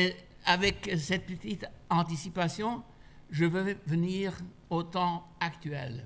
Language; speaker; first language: French; non-native, fluent; German